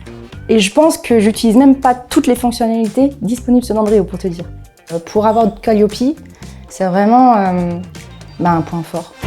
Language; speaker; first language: French; native; French